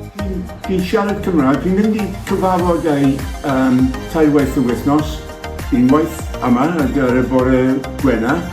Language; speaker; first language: Welsh; non-native, local second language; English